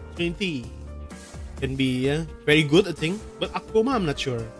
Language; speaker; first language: English; non-native, fluent; Indonesian